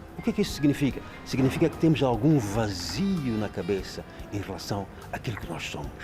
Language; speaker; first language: Portuguese; non-native, local second language; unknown